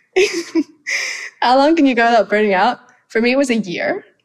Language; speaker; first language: English; non-native, fluent; Thai